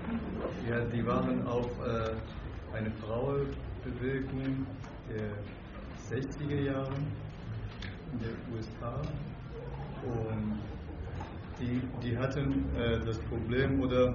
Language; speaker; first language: German; non-native, fluent; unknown